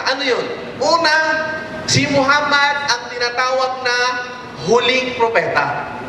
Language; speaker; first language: Filipino; non-native, local second language; Waray